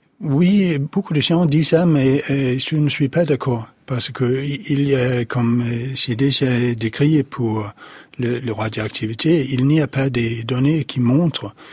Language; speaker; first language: French; non-native, fluent; Danish